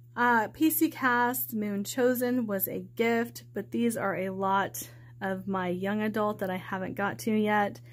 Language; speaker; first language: English; native; English